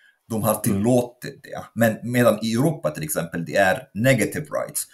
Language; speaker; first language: Swedish; non-native, fluent; Arabic